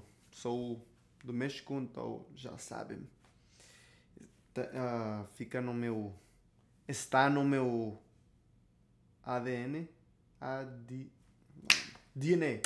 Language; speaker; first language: Portuguese; non-native, learner; Spanish